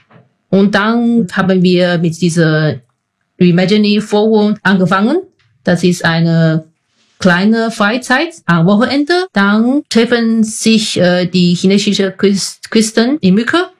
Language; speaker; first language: German; non-native, fluent; Chinese